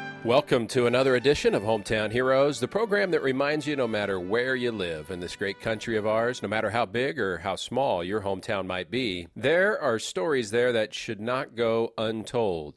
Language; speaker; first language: English; native; English